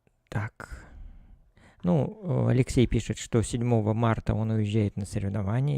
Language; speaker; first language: Russian; native; Russian